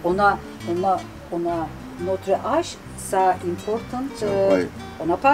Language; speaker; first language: French; non-native, learner; Turkish